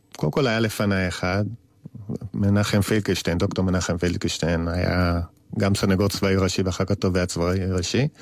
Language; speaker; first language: Hebrew; native; Hebrew